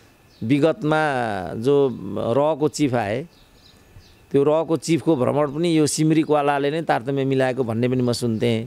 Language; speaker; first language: Nepali; native; Nepali